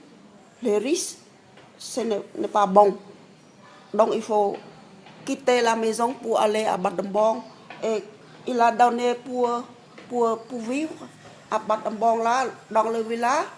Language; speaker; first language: French; non-native, learner; Khmer